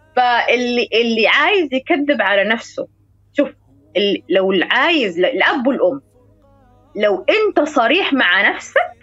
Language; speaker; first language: Arabic; non-native, fluent; Somali